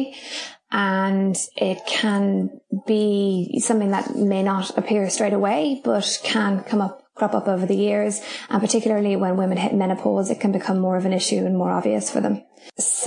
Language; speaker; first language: English; native; English